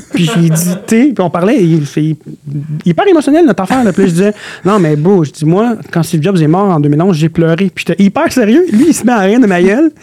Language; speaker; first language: French; early bilingual, other home language; Arabic